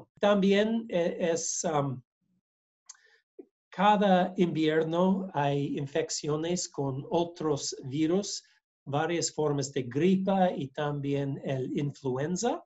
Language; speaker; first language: Spanish; non-native, learner; English